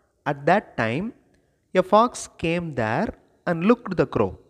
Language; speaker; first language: English; non-native, local second language; Tamil